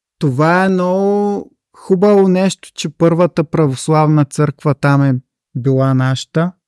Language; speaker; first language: Bulgarian; native; Bulgarian